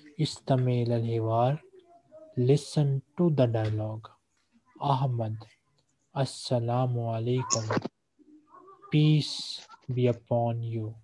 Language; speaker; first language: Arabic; non-native, fluent; Urdu